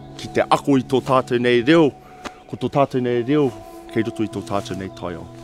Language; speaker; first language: Māori; non-native, local second language; English